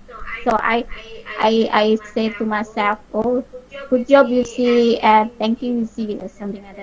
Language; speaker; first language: English; non-native, learner; Indonesian